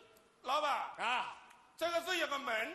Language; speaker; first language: Chinese; native; Chinese